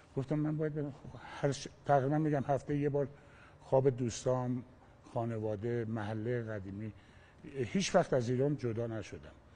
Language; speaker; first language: Persian; non-native, local second language; Armenian